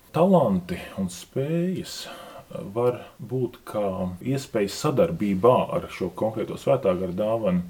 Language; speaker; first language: Latvian; native; Latvian